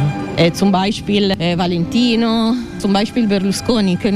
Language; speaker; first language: German; non-native, learner; Italian